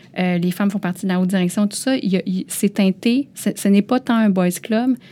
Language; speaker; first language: French; early bilingual, other home language; Lao